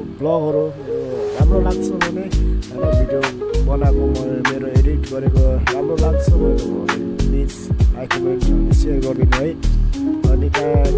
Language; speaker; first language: Nepali; non-native, local second language; Rana Tharu